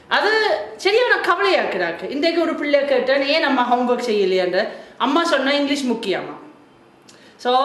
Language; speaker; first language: Tamil; non-native, fluent; German